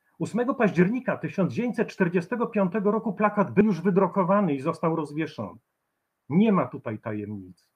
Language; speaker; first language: Polish; native; Polish